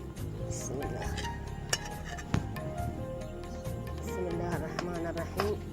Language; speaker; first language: Arabic; native; Arabic